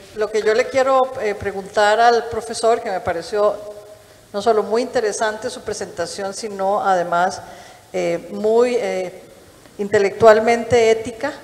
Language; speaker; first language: Spanish; native; Spanish